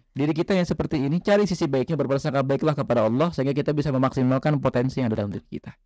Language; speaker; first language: Indonesian; native; Indonesian